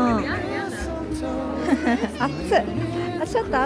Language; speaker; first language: Swedish; non-native, learner; Japanese